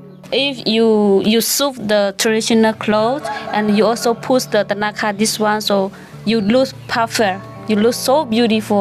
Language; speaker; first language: English; non-native, learner; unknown